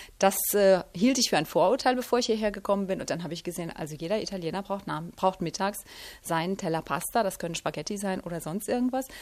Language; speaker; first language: German; native; German